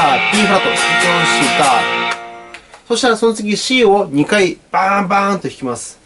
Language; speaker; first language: Japanese; native; Japanese